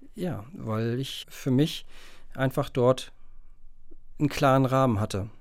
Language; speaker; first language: German; native; German